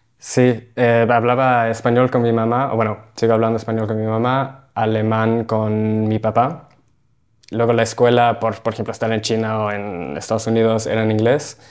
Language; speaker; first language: Spanish; early bilingual, heritage; Spanish